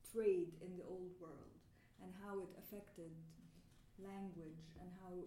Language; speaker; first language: English; non-native, fluent; Arabic